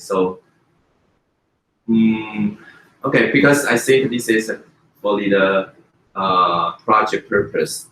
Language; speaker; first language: English; non-native, fluent; Chinese